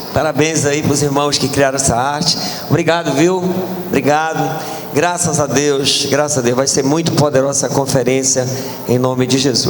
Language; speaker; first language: Portuguese; native; Portuguese